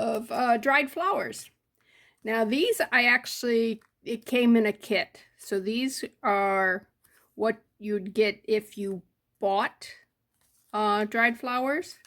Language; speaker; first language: English; native; English